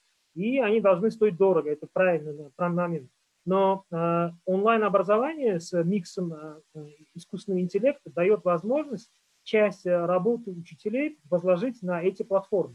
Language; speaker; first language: Russian; non-native, learner; Kyrgyz